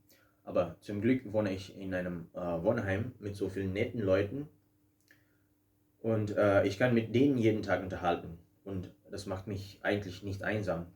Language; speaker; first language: German; non-native, fluent; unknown